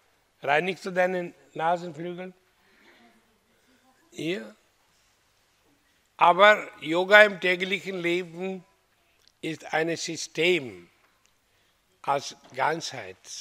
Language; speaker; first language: German; non-native, fluent; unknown